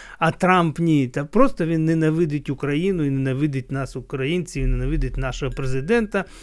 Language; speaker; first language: Ukrainian; non-native, local second language; Russian